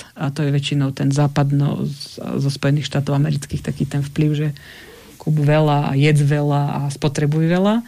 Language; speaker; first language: Slovak; native; Slovak